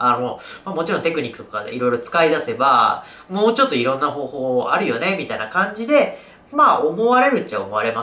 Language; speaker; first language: Japanese; native; Japanese